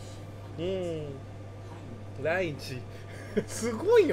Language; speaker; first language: Japanese; native; Japanese